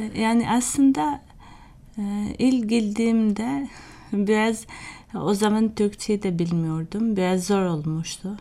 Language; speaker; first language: Turkish; non-native, fluent; Albanian